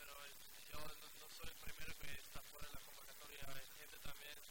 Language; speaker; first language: Spanish; non-native, learner; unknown